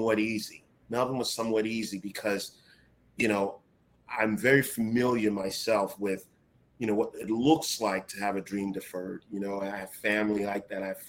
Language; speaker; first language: English; non-native, local second language; Akan